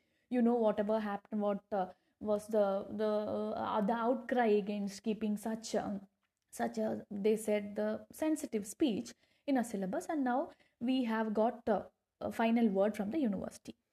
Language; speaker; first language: English; non-native, local second language; Malayalam